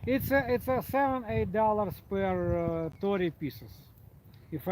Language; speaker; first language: English; non-native, learner; Korean